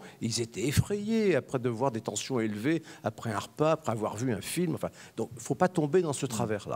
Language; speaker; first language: French; native; French